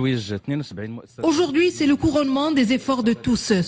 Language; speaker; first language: French; non-native, local second language; Arabic